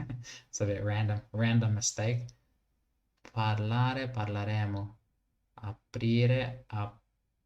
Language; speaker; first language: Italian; non-native, learner; English